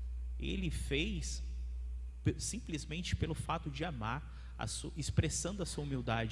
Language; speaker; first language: Portuguese; native; Portuguese